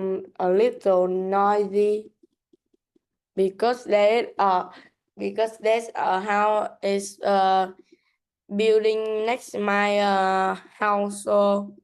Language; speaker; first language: English; non-native, learner; Vietnamese